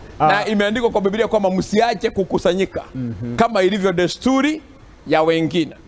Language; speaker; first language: Swahili; non-native, local second language; Gusii